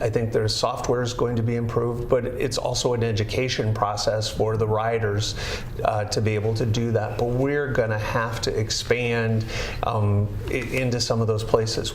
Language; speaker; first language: English; native; English